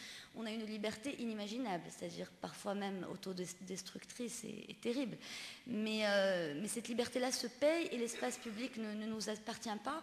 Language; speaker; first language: French; non-native, local second language; Arabic